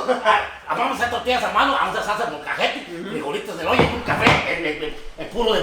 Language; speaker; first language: Spanish; native; Spanish